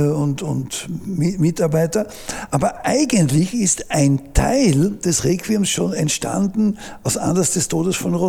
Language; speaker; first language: German; native; German